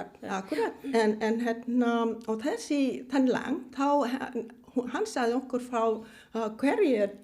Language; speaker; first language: Icelandic; non-native, fluent; Vietnamese